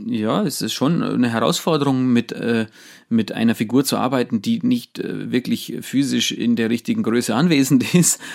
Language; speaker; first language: German; native; German